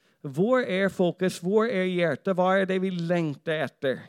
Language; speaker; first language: Norwegian; non-native, fluent; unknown